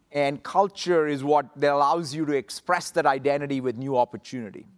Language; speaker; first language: English; non-native, local second language; Telugu